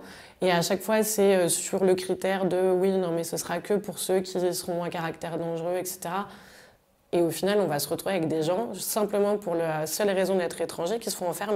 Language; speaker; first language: French; native; French